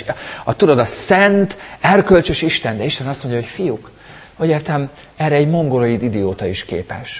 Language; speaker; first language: Hungarian; native; Hungarian